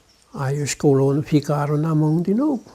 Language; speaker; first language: Portuguese; non-native, local second language; German